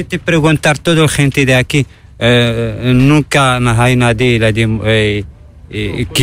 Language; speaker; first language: Spanish; non-native, learner; Arabic